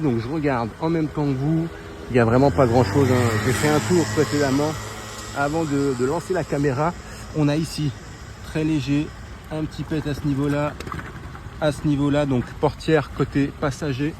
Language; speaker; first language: French; native; French